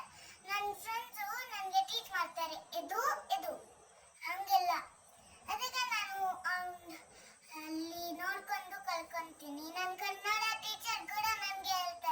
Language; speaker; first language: Kannada; non-native, local second language; Hindi